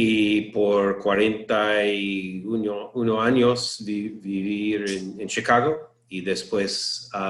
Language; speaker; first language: Spanish; non-native, learner; English